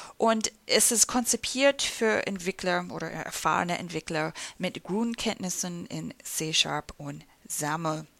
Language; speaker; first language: German; non-native, fluent; English